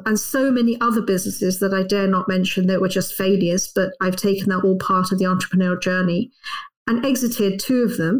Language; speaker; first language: English; native; English